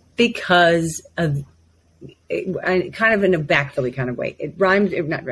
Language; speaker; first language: English; native; English